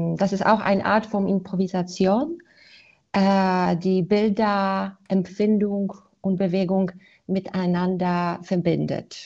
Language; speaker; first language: German; non-native, fluent; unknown